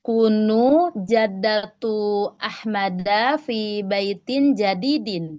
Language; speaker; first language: Arabic; non-native, learner; Indonesian